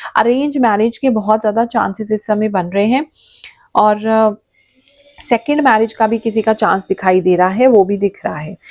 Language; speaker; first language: Hindi; native; Hindi